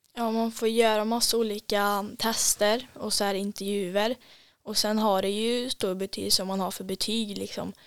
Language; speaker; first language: Swedish; native; Swedish